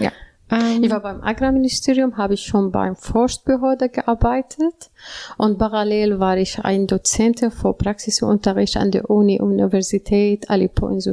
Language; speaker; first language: German; non-native, learner; Arabic